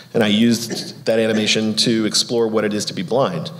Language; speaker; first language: English; native; English